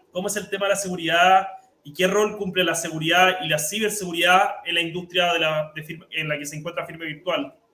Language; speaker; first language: Spanish; native; Spanish